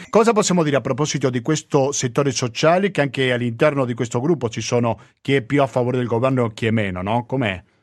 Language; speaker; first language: Italian; non-native, fluent; Spanish